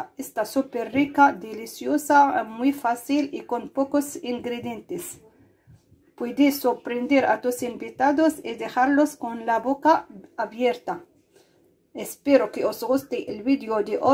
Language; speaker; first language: Spanish; non-native, fluent; Arabic